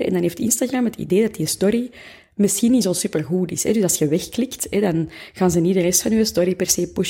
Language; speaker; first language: Dutch; native; Dutch